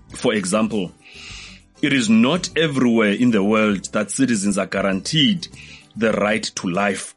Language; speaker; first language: English; non-native, local second language; Xhosa